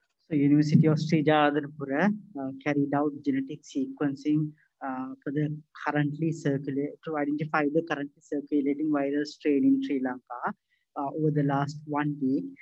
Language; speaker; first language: English; non-native, local second language; Sinhala